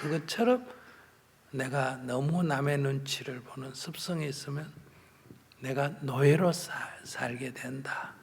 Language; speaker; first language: Korean; native; Korean